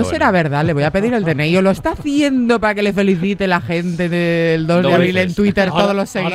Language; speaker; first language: Spanish; native; Spanish